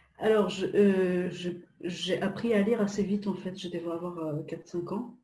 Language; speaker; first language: French; non-native, fluent; Polish